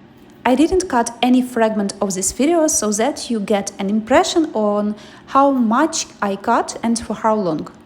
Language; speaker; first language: English; non-native, fluent; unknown